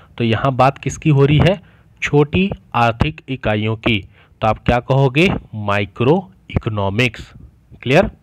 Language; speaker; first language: Hindi; native; Hindi